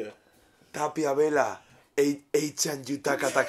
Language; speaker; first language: Japanese; non-native, learner; Spanish